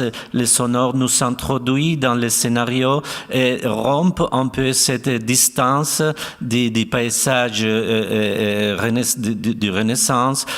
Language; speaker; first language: French; non-native, fluent; Spanish